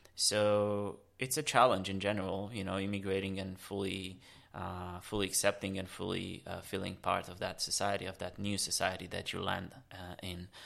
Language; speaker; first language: English; early bilingual, other home language; Romanian